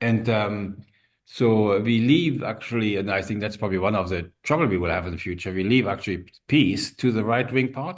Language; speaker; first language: English; non-native, fluent; German